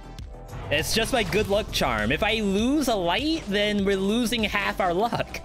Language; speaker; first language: English; native; English